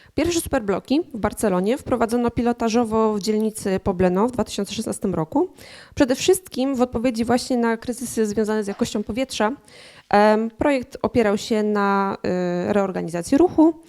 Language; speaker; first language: Polish; native; Polish